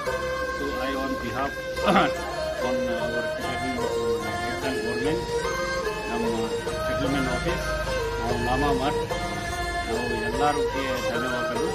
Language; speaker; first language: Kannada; non-native, learner; Tibetan